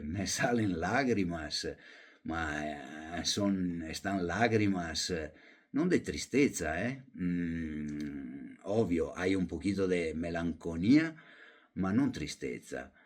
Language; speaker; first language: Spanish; non-native, fluent; Italian